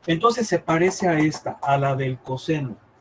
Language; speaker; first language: Spanish; native; Spanish